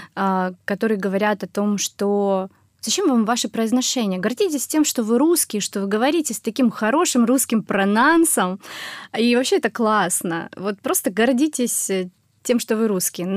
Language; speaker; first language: Russian; native; Russian